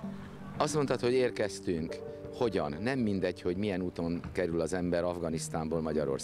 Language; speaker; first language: Hungarian; native; Hungarian